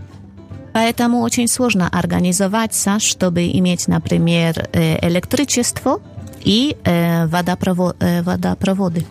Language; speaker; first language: Russian; non-native, fluent; Polish